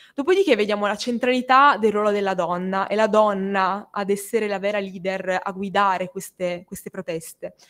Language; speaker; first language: Italian; native; Italian